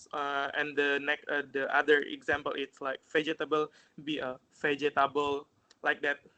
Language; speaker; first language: English; non-native, fluent; Indonesian